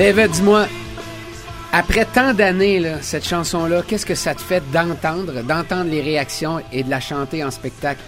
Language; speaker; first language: French; native; French